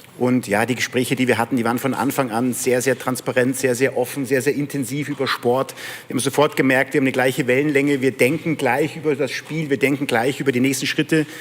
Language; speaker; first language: German; native; German